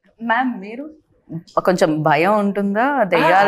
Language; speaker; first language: Telugu; native; Telugu